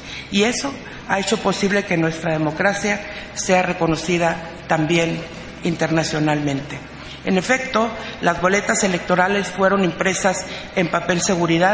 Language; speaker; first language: Spanish; native; Spanish